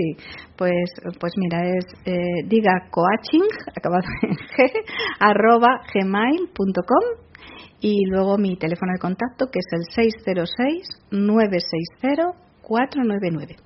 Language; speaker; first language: Spanish; native; Spanish